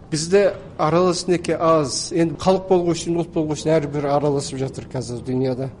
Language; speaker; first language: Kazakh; early bilingual, heritage; Kazakh